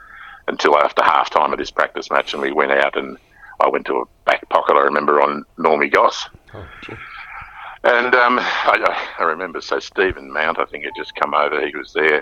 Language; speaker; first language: English; native; English